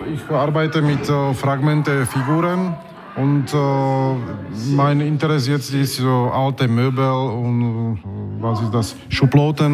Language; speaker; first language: German; non-native, learner; Slovak